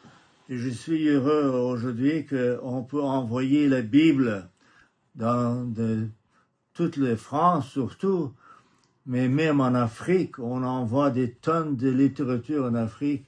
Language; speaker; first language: French; non-native, fluent; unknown